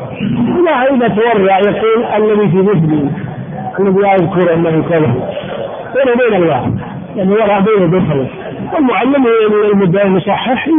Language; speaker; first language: Arabic; native; Arabic